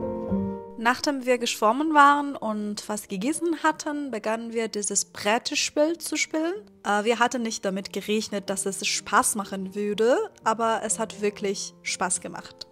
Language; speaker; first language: German; non-native, fluent; Persian